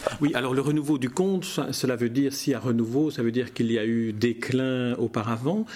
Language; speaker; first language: French; native; French